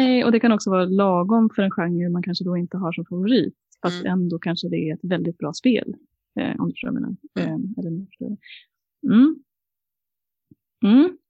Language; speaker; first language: Swedish; native; Swedish